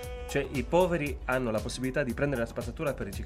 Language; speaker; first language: Italian; native; Italian